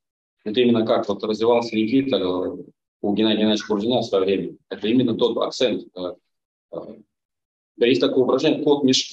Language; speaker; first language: Russian; native; Russian